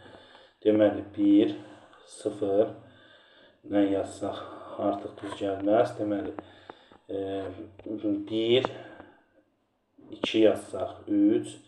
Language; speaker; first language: Azerbaijani; native; Azerbaijani